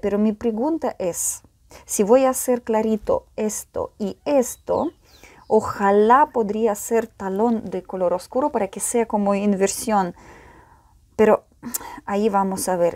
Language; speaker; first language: Spanish; non-native, fluent; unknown